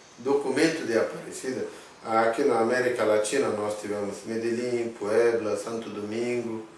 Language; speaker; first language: Portuguese; non-native, fluent; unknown